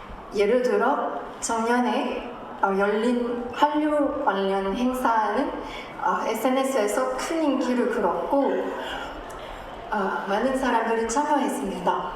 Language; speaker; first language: Korean; non-native, fluent; French